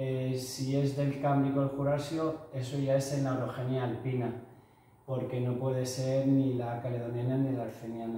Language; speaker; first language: Spanish; native; Spanish